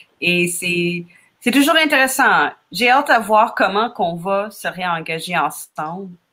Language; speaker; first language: French; non-native, fluent; English